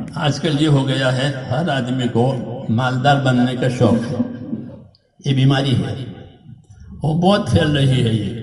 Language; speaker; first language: Urdu; non-native, local second language; Gujarati